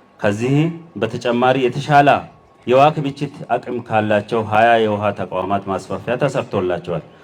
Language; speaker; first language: Amharic; non-native, local second language; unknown